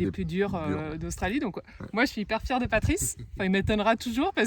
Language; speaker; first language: French; native; French